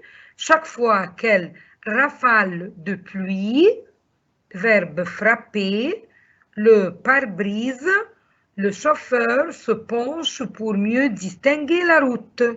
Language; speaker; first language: French; non-native, fluent; Arabic